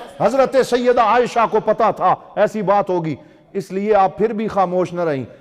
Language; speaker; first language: Urdu; non-native, local second language; Punjabi